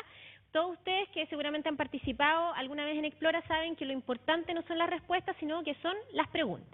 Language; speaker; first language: Spanish; native; Spanish